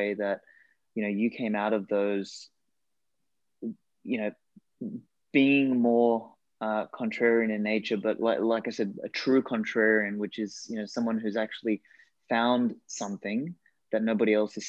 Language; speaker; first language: English; non-native, local second language; Macedonian